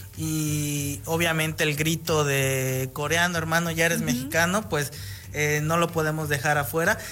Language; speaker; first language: Spanish; native; Spanish